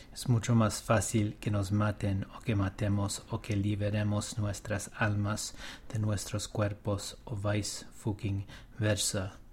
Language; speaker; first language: Spanish; early bilingual, heritage; Spanish